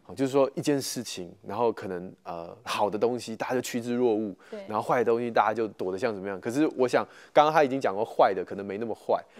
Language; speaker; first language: Chinese; native; Chinese